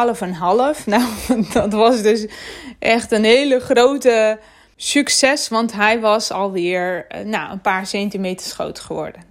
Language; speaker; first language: Dutch; non-native, fluent; Armenian